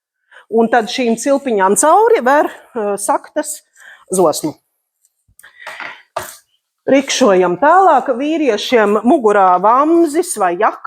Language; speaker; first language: Latvian; native; Latvian